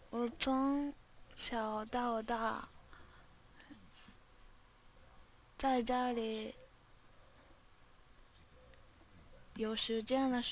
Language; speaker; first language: Chinese; non-native, learner; Japanese